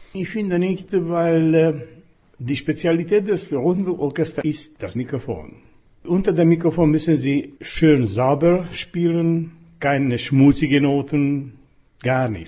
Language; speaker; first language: German; non-native, fluent; Slovak